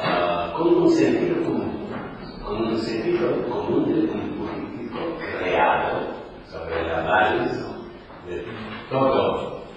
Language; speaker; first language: Spanish; non-native, fluent; Polish